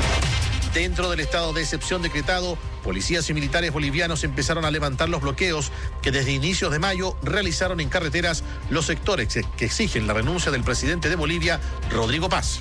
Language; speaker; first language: Spanish; native; Spanish